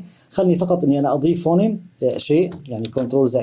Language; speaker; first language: Arabic; native; Arabic